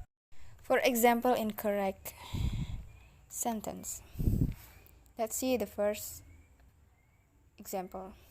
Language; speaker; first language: English; non-native, learner; Indonesian